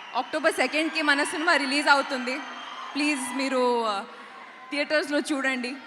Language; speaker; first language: Telugu; non-native, learner; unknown